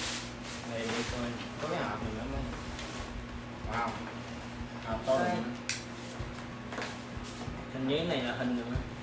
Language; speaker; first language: Vietnamese; early bilingual, other home language; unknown